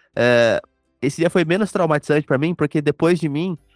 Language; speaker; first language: Portuguese; native; Portuguese